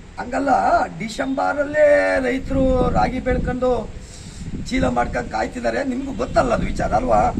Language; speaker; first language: Kannada; native; Kannada